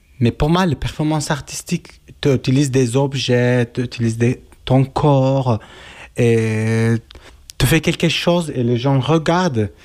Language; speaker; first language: French; non-native, learner; Kurdish